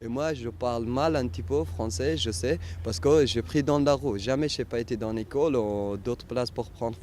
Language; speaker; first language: French; non-native, learner; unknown